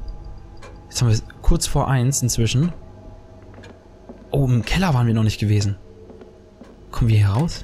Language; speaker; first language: German; native; German